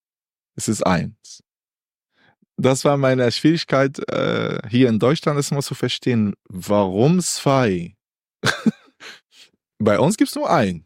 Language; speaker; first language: German; non-native, learner; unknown